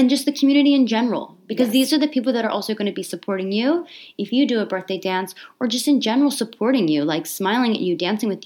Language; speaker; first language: English; native; English